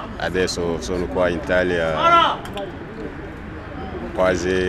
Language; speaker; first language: Italian; non-native, learner; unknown